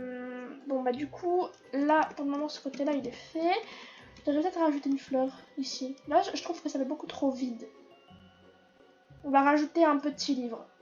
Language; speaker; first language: French; native; French